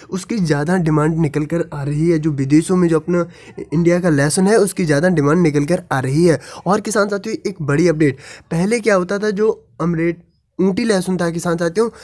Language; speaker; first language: Hindi; native; Hindi